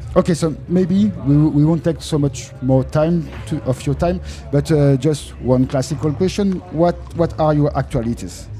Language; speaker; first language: English; non-native, learner; French